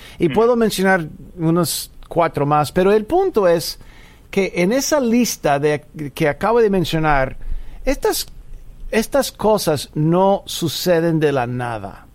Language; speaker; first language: Spanish; non-native, fluent; English